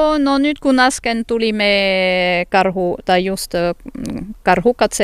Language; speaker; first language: Finnish; non-native, learner; French